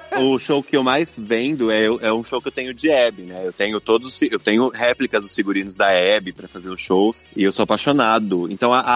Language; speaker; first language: Portuguese; native; Portuguese